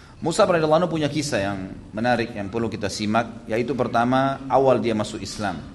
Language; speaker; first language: Indonesian; native; Indonesian